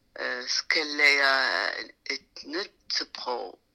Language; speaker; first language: Danish; non-native, learner; Arabic